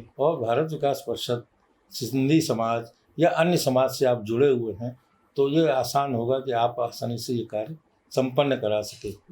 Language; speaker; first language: Hindi; non-native, local second language; Sindhi